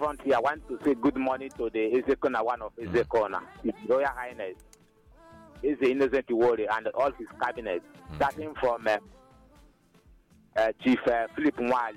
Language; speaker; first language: English; non-native, local second language; Igbo